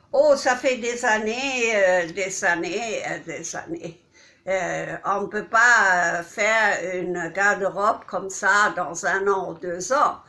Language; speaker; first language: French; non-native, fluent; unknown